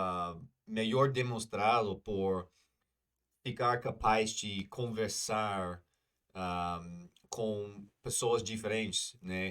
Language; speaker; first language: Portuguese; non-native, fluent; English